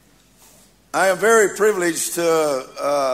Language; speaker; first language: English; native; English